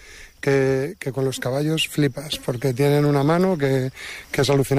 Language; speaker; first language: Spanish; native; Spanish